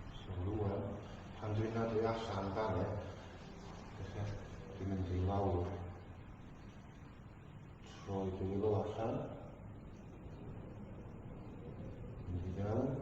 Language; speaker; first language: Welsh; non-native, fluent; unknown